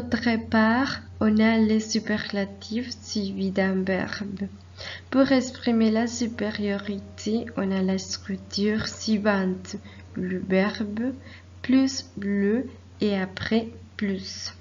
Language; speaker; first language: French; non-native, fluent; Spanish